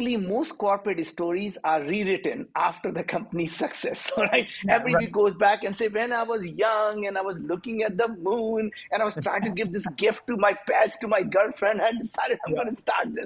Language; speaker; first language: English; non-native, local second language; Hindi